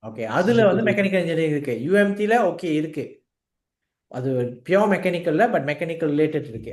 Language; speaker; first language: Tamil; native; Tamil